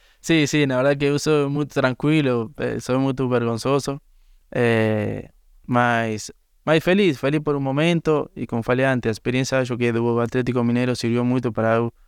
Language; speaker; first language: Portuguese; non-native, learner; Spanish